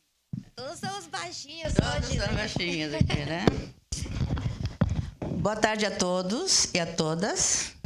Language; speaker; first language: Portuguese; early bilingual, other home language; Spanish